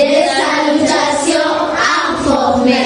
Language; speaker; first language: French; non-native, learner; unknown